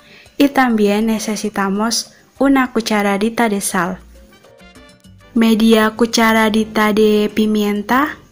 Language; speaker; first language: Spanish; non-native, fluent; Indonesian